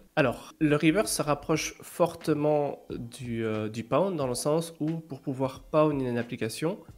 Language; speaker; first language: French; native; French